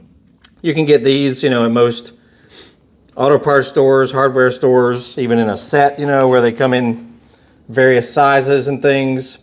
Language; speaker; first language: English; native; English